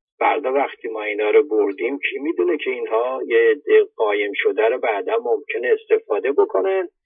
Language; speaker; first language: Persian; native; Persian